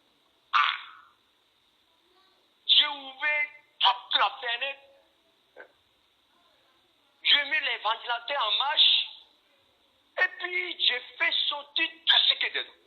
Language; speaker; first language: French; non-native, fluent; Korean